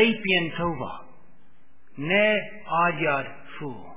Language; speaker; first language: Hungarian; non-native, fluent; English